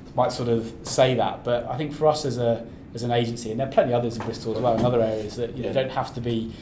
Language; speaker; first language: English; native; English